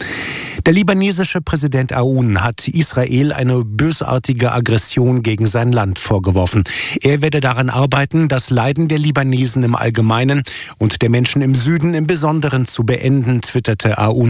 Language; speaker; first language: German; native; German